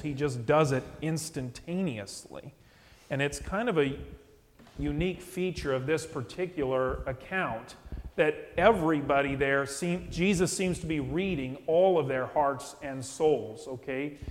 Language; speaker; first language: English; native; English